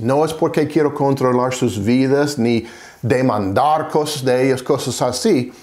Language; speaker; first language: Spanish; non-native, fluent; English